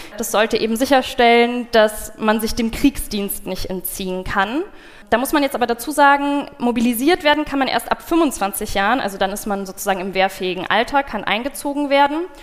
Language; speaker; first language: German; early bilingual, other home language; Bulgarian